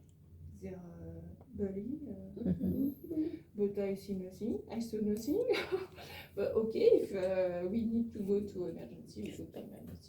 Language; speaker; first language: English; non-native, learner; French